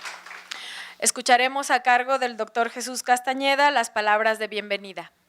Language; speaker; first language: Spanish; native; Spanish